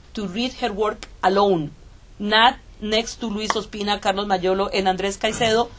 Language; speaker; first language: English; non-native, fluent; Spanish